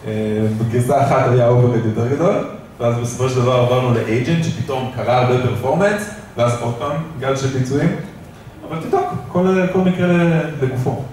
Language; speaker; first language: Hebrew; native; Hebrew